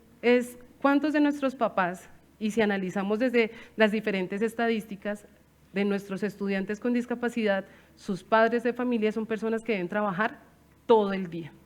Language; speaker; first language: Spanish; native; Spanish